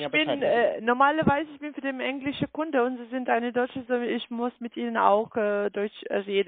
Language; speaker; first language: German; non-native, learner; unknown